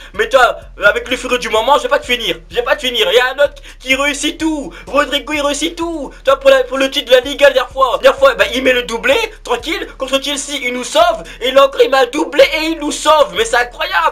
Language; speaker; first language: French; native; French